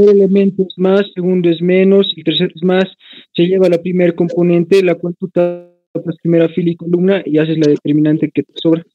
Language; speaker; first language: Spanish; native; Spanish